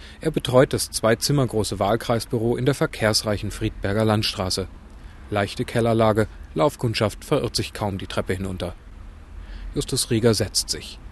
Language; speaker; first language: German; native; German